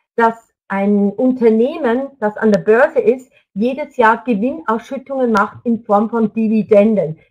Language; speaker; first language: German; native; German